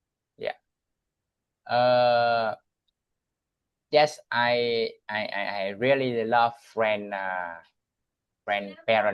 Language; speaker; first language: English; non-native, learner; Vietnamese